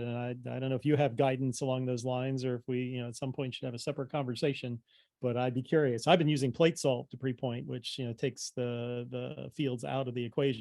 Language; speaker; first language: English; native; English